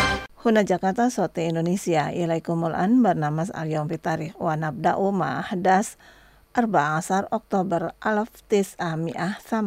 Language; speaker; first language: Arabic; non-native, fluent; Indonesian